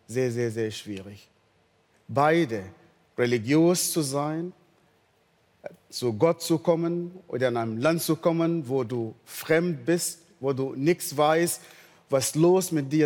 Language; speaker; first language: German; non-native, fluent; Arabic